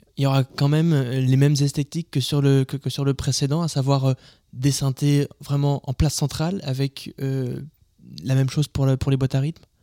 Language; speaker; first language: French; native; French